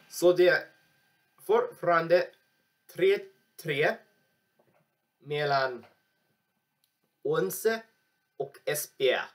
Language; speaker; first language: Swedish; non-native, learner; English